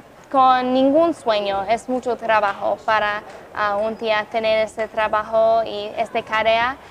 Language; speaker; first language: Spanish; non-native, fluent; English